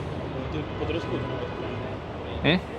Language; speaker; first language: Russian; native; Russian